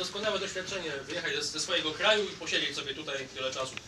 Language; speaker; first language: Polish; native; Polish